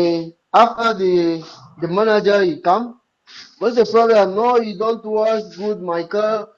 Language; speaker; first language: English; non-native, learner; French